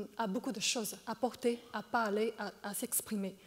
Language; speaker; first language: French; non-native, fluent; Chinese